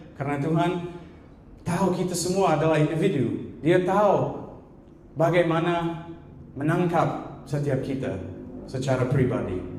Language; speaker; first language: Indonesian; non-native, fluent; English